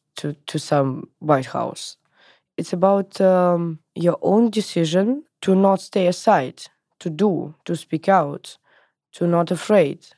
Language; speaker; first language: English; non-native, learner; Russian